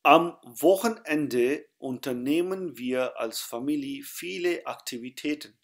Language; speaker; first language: German; non-native, fluent; Urdu